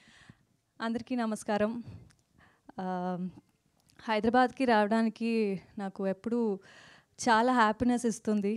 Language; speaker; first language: Telugu; non-native, fluent; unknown